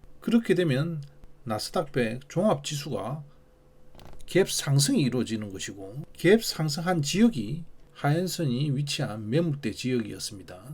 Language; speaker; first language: Korean; native; Korean